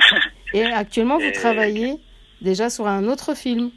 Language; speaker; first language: French; native; French